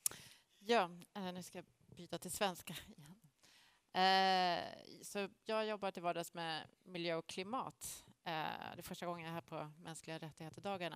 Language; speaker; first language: Swedish; native; Swedish